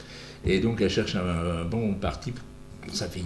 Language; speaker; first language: French; native; French